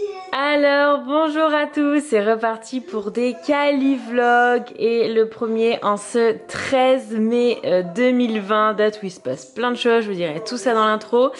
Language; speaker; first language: French; native; French